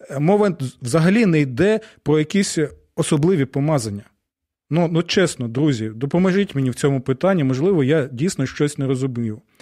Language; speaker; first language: Ukrainian; non-native, local second language; Russian